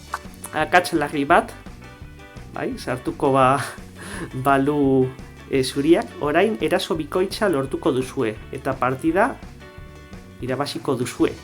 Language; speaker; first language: Basque; non-native, local second language; Spanish